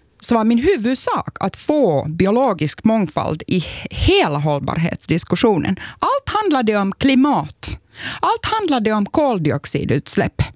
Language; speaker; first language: Swedish; native; Swedish